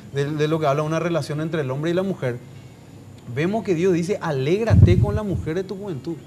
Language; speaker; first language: Spanish; native; Spanish